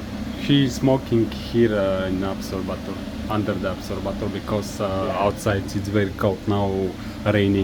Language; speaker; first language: English; non-native, learner; Bulgarian